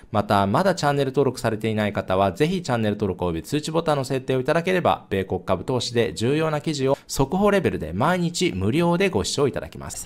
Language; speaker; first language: Japanese; native; Japanese